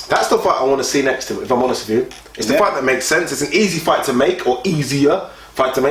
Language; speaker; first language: English; native; English